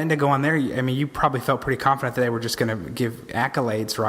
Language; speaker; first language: English; native; English